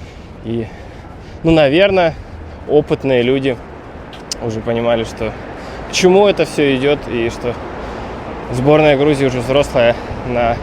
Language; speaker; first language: Russian; native; Russian